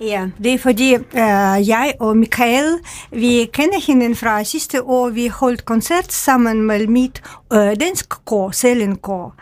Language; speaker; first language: Danish; non-native, fluent; Ukrainian